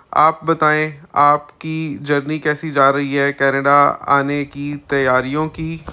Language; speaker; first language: Urdu; native; Urdu